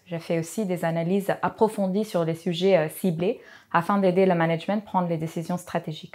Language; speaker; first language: French; non-native, fluent; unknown